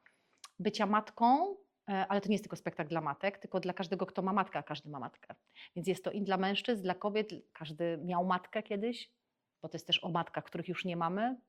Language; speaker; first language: Polish; native; Polish